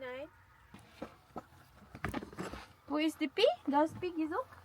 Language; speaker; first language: German; non-native, learner; Filipino